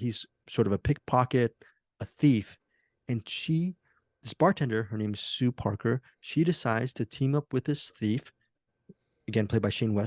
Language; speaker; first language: English; native; English